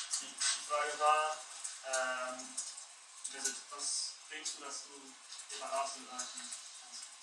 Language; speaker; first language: German; non-native, fluent; English